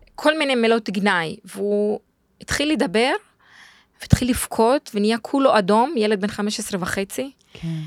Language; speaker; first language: Hebrew; non-native, local second language; Arabic